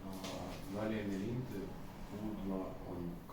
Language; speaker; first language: Estonian; non-native, learner; Russian